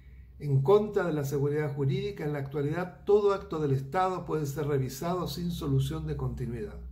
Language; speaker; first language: Spanish; native; Spanish